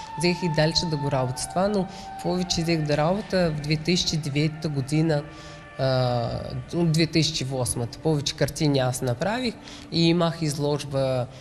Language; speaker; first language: Bulgarian; native; Bulgarian